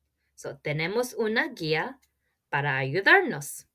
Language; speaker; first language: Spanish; non-native, learner; English